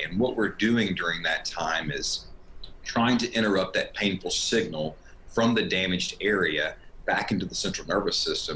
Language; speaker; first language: English; native; English